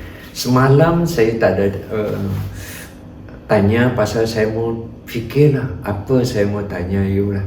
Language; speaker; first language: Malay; non-native, local second language; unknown